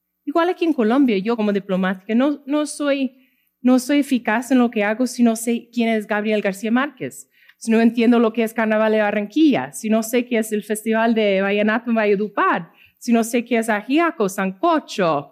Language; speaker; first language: Spanish; non-native, fluent; English